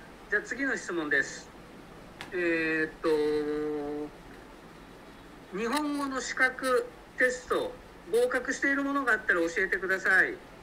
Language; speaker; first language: Japanese; native; Japanese